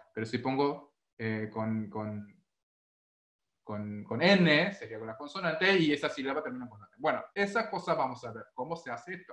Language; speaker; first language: Spanish; non-native, fluent; Korean